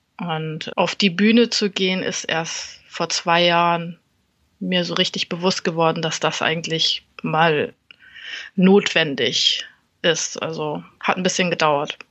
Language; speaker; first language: German; early bilingual, other home language; Vietnamese